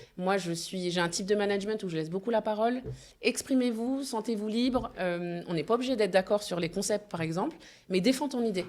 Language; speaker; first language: French; early bilingual, other home language; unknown